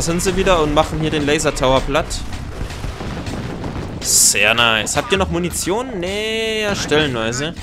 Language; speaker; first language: German; native; German